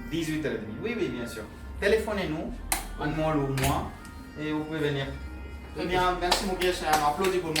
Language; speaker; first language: French; non-native, fluent; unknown